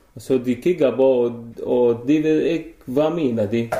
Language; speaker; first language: Danish; non-native, learner; Arabic